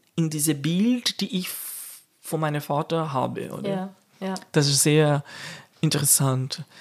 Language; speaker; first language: German; non-native, fluent; Portuguese